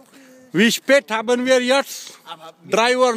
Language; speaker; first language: German; non-native, learner; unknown